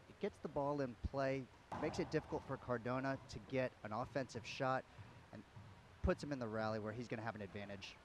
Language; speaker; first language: English; native; English